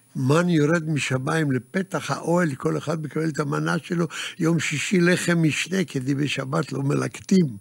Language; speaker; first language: Hebrew; early bilingual, other home language; Yiddish